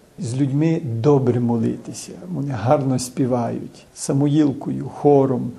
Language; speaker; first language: Ukrainian; early bilingual, heritage; Ukrainian